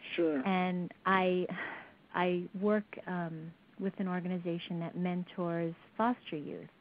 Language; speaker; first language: English; native; English